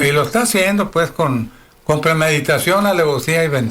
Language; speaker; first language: Spanish; native; Spanish